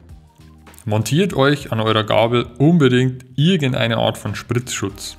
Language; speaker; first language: German; native; German